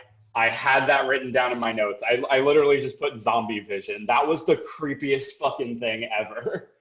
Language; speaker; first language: English; native; English